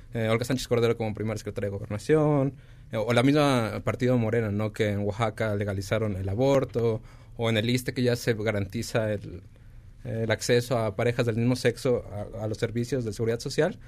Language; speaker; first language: Spanish; native; Spanish